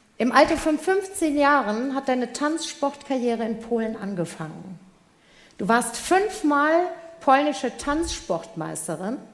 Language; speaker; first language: German; native; German